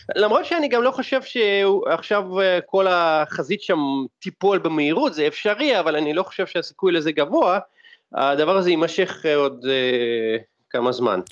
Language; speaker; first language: Hebrew; non-native, fluent; Russian